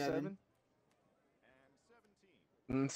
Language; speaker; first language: English; native; English